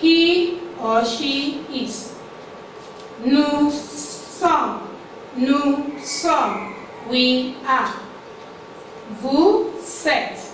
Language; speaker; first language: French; non-native, fluent; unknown